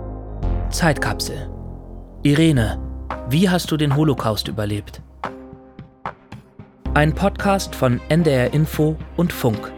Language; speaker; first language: German; native; German